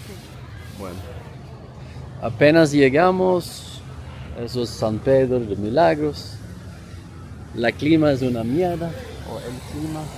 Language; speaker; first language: Spanish; non-native, fluent; Swedish